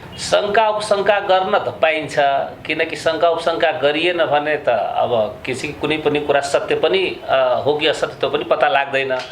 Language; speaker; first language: Nepali; non-native, local second language; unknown